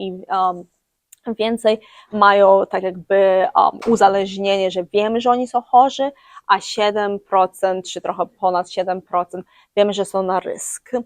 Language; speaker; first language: Polish; early bilingual, heritage; English